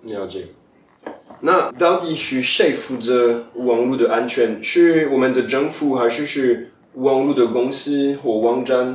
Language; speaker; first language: Chinese; non-native, fluent; French